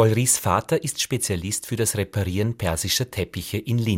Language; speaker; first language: German; native; German